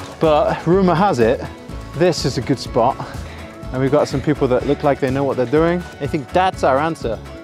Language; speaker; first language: English; native; English